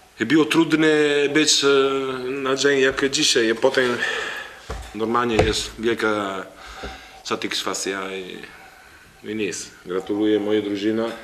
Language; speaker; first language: Polish; non-native, learner; Italian